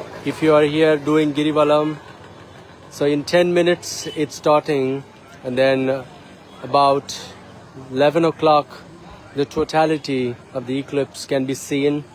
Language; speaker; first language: English; non-native, local second language; Tamil